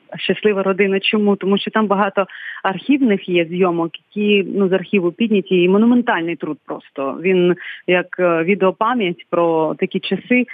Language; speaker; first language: Ukrainian; non-native, local second language; Bulgarian